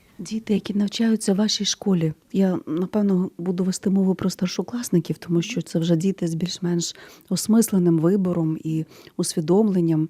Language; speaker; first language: Ukrainian; native; Ukrainian